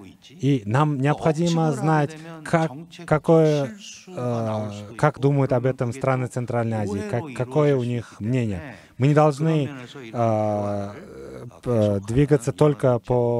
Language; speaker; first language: Russian; non-native, fluent; Korean